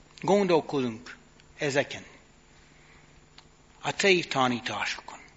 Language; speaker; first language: Hungarian; non-native, fluent; English